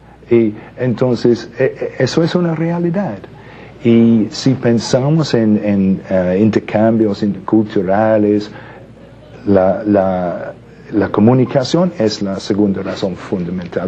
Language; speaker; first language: Spanish; non-native, fluent; English